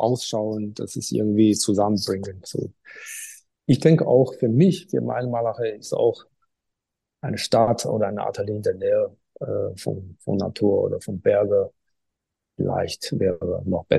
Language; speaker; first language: German; non-native, fluent; Chinese